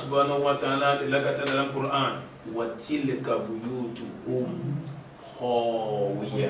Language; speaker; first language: Arabic; non-native, fluent; Malay